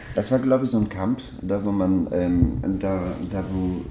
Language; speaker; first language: German; non-native, fluent; Persian